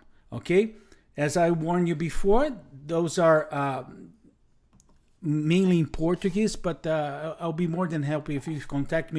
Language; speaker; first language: English; non-native, fluent; Portuguese